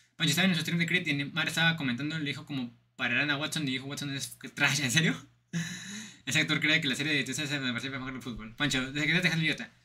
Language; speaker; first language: Spanish; native; Spanish